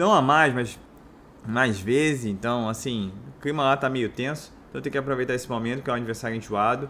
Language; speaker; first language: Portuguese; native; Portuguese